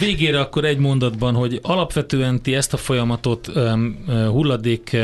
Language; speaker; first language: Hungarian; native; Hungarian